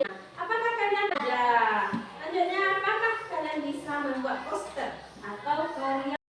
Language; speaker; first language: Indonesian; native; Indonesian